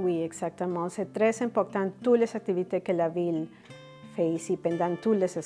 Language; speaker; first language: French; non-native, fluent; Spanish